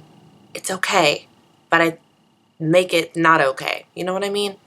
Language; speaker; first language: English; native; English